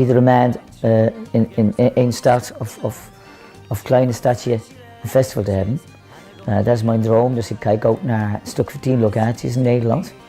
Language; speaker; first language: Dutch; non-native, fluent; English